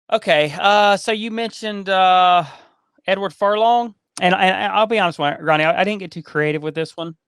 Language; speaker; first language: English; native; English